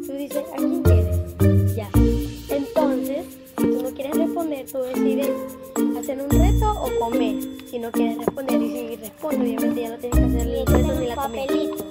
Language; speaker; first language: Spanish; native; Spanish